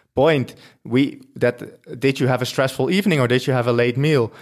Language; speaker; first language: English; non-native, fluent; Dutch